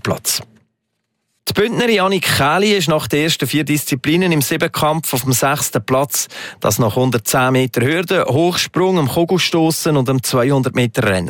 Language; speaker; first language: German; native; German